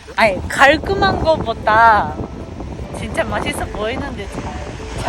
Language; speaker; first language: Korean; non-native, fluent; Japanese